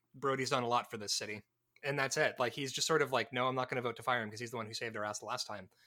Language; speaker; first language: English; native; English